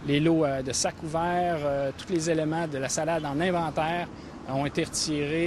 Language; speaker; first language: French; native; French